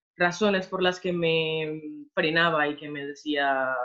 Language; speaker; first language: Spanish; native; Spanish